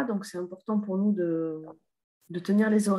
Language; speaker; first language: French; native; French